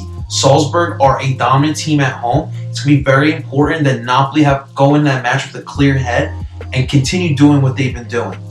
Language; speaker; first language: English; native; English